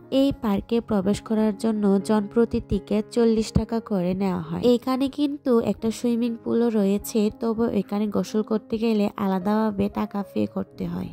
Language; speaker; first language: Bangla; non-native, local second language; Chakma